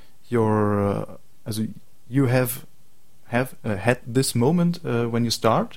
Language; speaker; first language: English; non-native, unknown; German